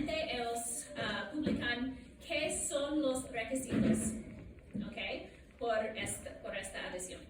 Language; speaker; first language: Spanish; non-native, learner; English